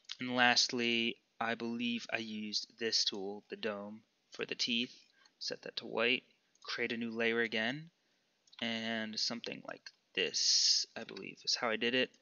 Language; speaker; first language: English; native; English